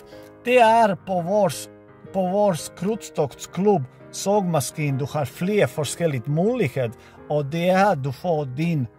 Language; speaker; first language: Norwegian; non-native, learner; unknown